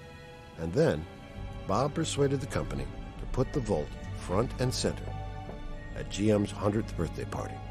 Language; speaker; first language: English; native; English